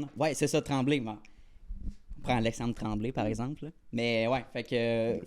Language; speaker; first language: French; native; French